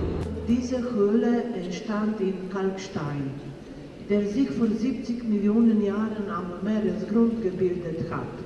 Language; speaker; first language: German; non-native, fluent; Slovenian